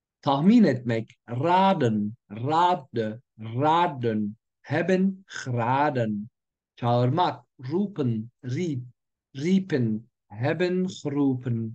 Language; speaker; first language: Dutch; non-native, learner; Turkish